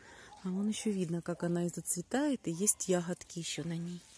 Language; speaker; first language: Russian; native; Russian